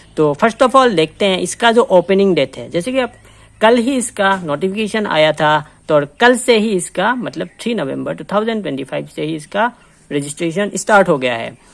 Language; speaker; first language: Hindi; non-native, local second language; Assamese